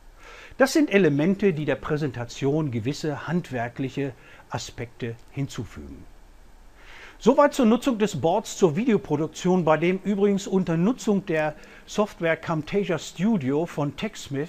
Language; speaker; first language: German; native; German